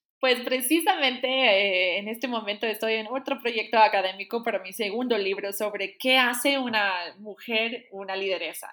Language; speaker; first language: Spanish; non-native, fluent; English